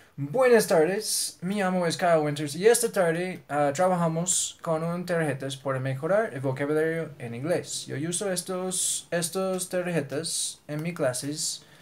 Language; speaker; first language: Spanish; non-native, learner; English